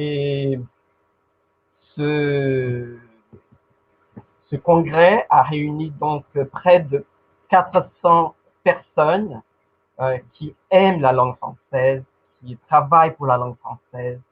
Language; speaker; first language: French; non-native, fluent; Portuguese